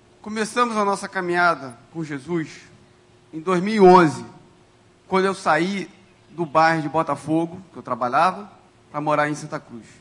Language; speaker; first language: Portuguese; native; Portuguese